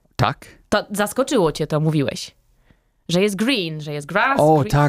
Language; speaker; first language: Polish; native; Polish